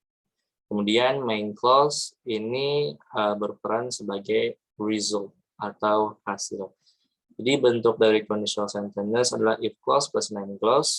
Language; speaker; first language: Indonesian; native; Indonesian